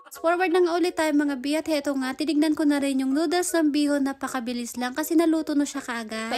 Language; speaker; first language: Filipino; native; Filipino